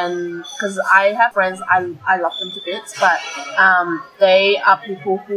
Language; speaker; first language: English; non-native, local second language; Cantonese